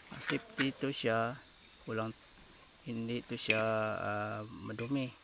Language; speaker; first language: Filipino; non-native, local second language; Cebuano